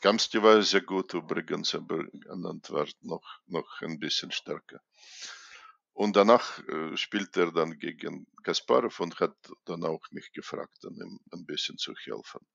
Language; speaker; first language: German; non-native, fluent; Russian